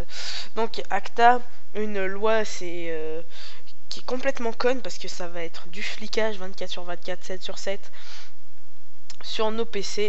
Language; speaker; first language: French; native; French